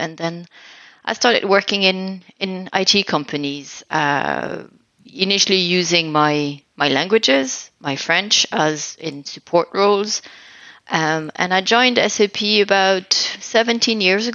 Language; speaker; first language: English; non-native, fluent; French